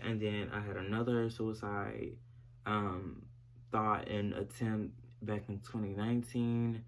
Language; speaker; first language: English; native; English